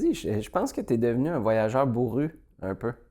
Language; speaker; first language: French; native; French